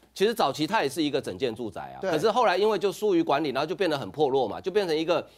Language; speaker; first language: Chinese; non-native, local second language; Hakka Chinese